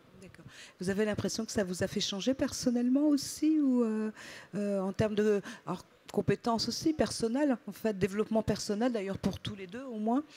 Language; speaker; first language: French; native; French